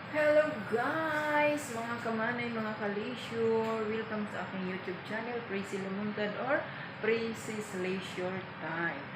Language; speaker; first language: Filipino; non-native, local second language; Waray